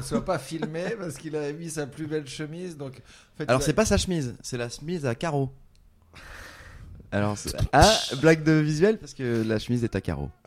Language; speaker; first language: French; native; French